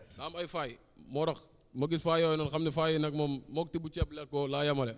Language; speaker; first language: Wolof; native; Wolof